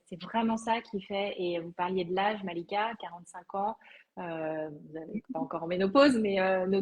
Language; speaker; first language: French; native; French